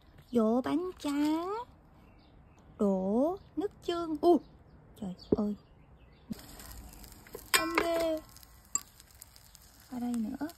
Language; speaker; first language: Vietnamese; non-native, fluent; Korean